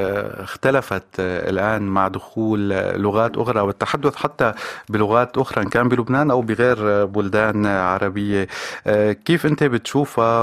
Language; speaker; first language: Arabic; native; Arabic